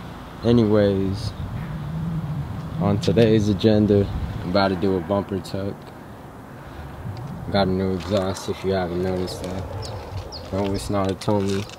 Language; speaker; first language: English; native; English